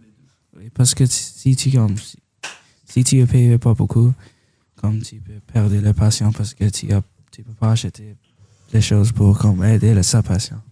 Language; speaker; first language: French; non-native, local second language; English